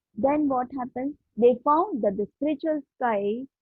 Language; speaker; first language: English; non-native, local second language; Hindi